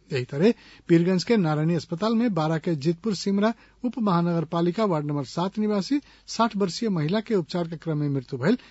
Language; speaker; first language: Bhojpuri; non-native, local second language; Nepali